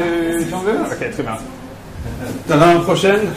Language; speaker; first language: French; non-native, fluent; German